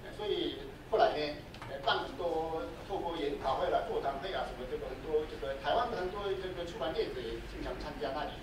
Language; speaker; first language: Chinese; non-native, fluent; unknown